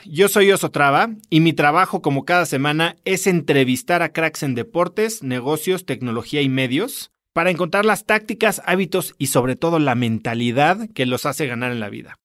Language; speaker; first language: Spanish; native; Spanish